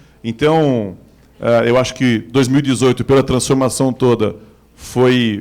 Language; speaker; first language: Portuguese; native; Portuguese